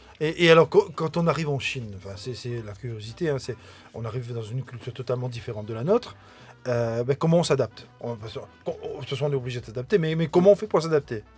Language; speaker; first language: French; native; French